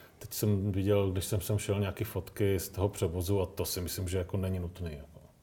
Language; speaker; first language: Czech; early bilingual, other home language; Greek